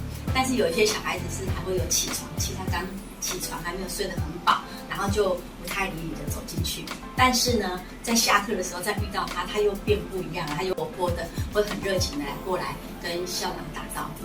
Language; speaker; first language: Chinese; non-native, local second language; Min Nan Chinese